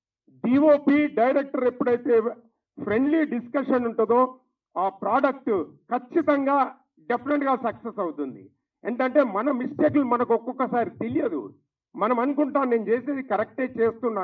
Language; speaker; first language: Telugu; native; Telugu